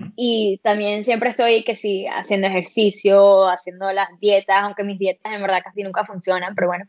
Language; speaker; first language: Spanish; early bilingual, heritage; Spanish